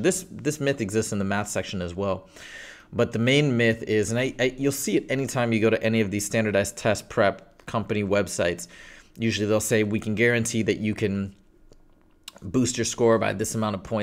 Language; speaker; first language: English; native; English